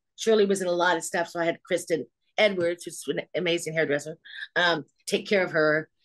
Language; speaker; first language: English; native; English